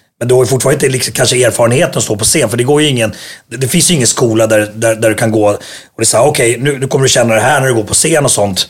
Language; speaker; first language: Swedish; early bilingual, other home language; Finnish